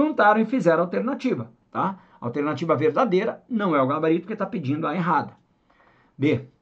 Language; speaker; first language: Portuguese; native; Portuguese